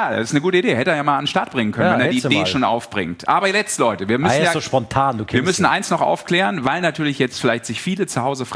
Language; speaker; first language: German; native; German